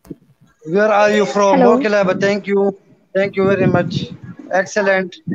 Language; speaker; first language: English; non-native, learner; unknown